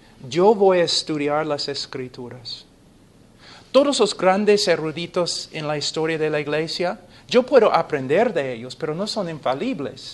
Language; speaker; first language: Spanish; non-native, fluent; English